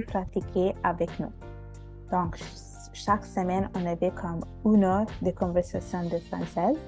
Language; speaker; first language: French; non-native, fluent; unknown